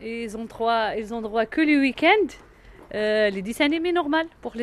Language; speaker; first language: French; non-native, learner; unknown